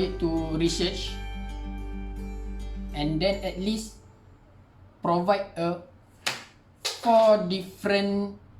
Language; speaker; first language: English; non-native, learner; Malay